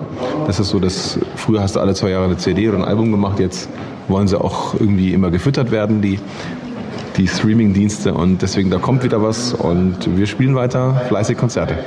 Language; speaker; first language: German; native; German